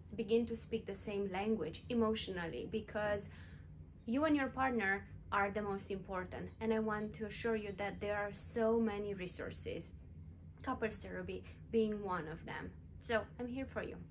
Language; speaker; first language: English; non-native, fluent; Romanian